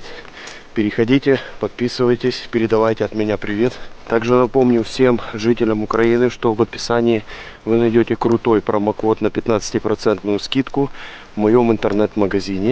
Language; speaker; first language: Russian; native; Russian